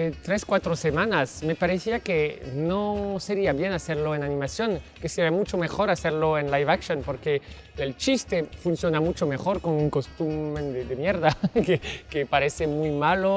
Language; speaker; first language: Spanish; non-native, fluent; French